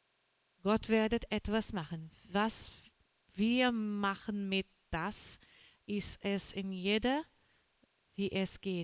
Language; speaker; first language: German; non-native, learner; Portuguese